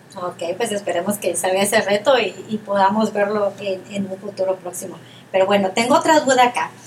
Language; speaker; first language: Spanish; native; Spanish